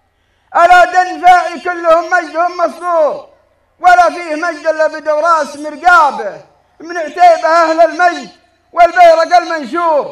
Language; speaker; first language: Arabic; native; Arabic